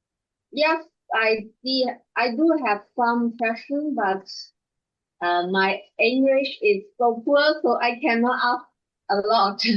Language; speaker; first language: English; non-native, learner; Chinese